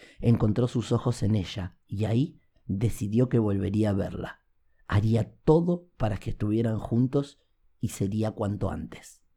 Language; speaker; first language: Spanish; native; Spanish